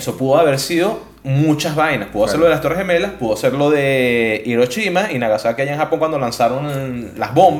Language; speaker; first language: Spanish; native; Spanish